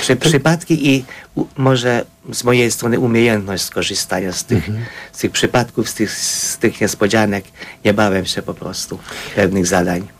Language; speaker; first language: Polish; non-native, fluent; Hungarian